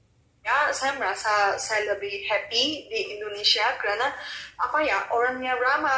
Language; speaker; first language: Indonesian; non-native, local second language; Malay